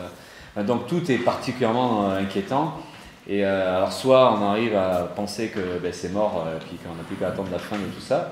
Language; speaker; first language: French; native; French